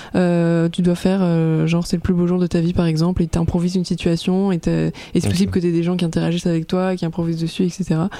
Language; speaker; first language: French; native; French